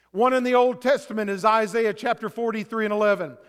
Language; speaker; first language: English; native; English